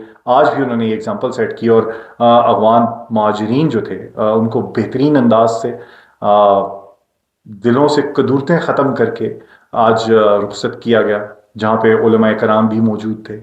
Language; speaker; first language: Urdu; non-native, local second language; Northern Hindko